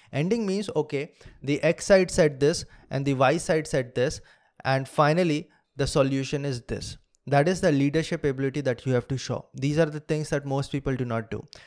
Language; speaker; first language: English; non-native, local second language; Hindi